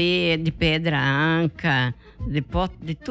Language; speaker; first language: Italian; early bilingual, heritage; Portuguese